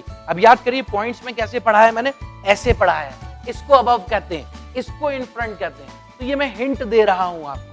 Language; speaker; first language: Hindi; native; Hindi